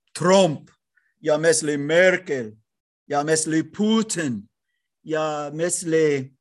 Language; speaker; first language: Persian; non-native, learner; German